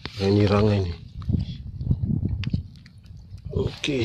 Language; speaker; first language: Indonesian; non-native, local second language; Sundanese